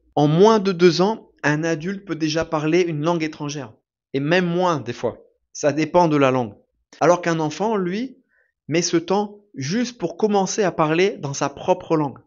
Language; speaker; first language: French; native; French